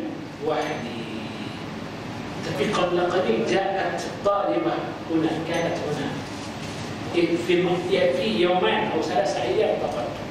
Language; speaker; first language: Arabic; non-native, fluent; Malay